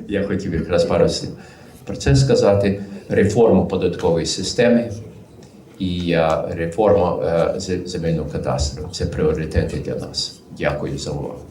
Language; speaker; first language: Ukrainian; early bilingual, heritage; Ukrainian